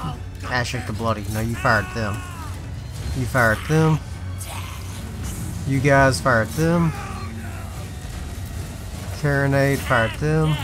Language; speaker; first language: English; native; English